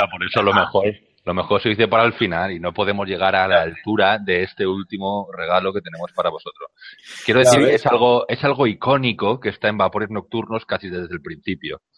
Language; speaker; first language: Spanish; native; Spanish